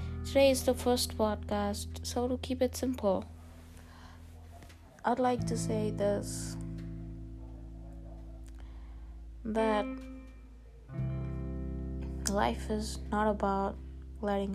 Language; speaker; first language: English; non-native, local second language; Gujarati